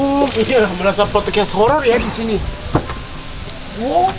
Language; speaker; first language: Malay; non-native, fluent; Japanese